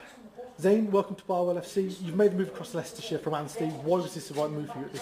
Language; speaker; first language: English; native; English